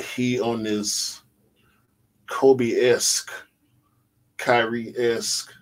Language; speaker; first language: English; native; English